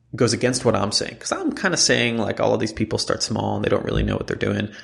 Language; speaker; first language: English; non-native, fluent; Hebrew